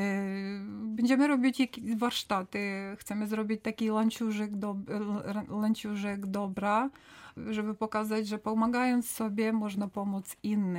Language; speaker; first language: Polish; non-native, learner; Ukrainian